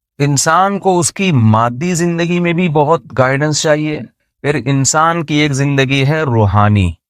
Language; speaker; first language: Urdu; native; Urdu